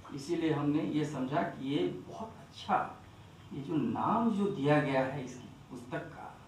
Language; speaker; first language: Hindi; non-native, local second language; Bangla